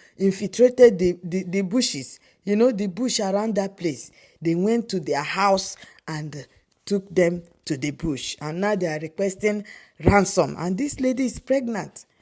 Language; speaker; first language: Nigerian Pidgin; non-native, local second language; Igbo